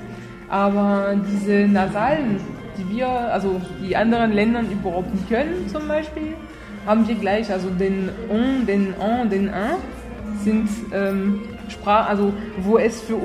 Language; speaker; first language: German; non-native, fluent; French